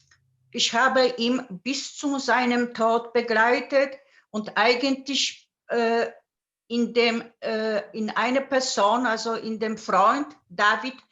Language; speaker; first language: German; non-native, fluent; Polish